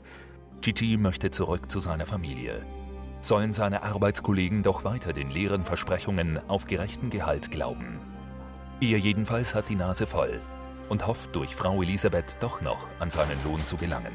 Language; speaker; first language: German; native; German